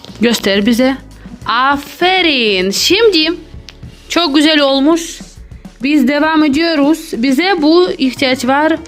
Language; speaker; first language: Turkish; non-native, learner; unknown